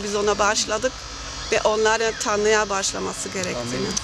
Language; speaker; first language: Turkish; non-native, fluent; German